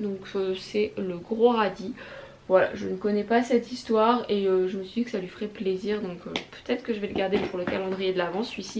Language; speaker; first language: French; native; French